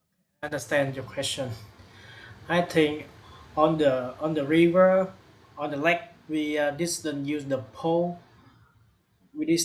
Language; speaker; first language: English; non-native, learner; Vietnamese